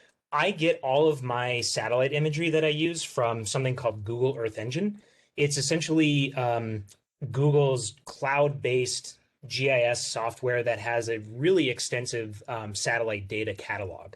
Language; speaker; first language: English; native; English